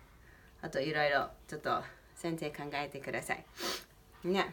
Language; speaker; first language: Japanese; non-native, learner; English